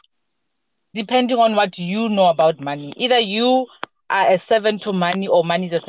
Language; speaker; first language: English; non-native, local second language; Southern Sotho